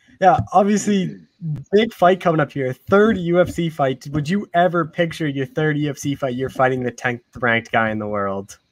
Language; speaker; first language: English; native; English